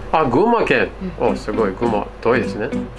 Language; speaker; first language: Japanese; non-native, fluent; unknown